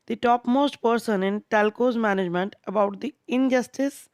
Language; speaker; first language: English; non-native, local second language; Punjabi